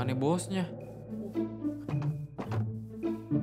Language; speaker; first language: Indonesian; native; Indonesian